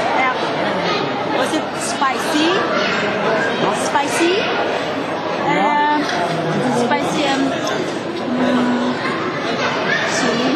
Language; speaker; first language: English; non-native, learner; Indonesian